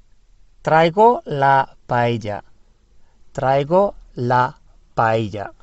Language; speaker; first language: Spanish; non-native, fluent; English